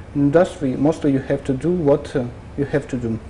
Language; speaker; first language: English; non-native, fluent; Russian